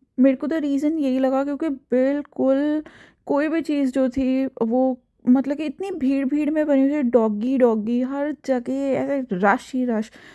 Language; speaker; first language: Hindi; native; Hindi